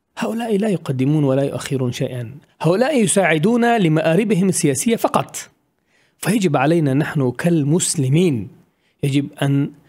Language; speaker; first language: Arabic; non-native, fluent; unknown